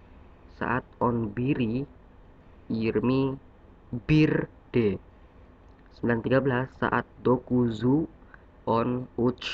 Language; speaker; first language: Turkish; non-native, learner; Indonesian